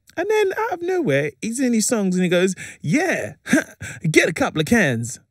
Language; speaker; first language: English; native; English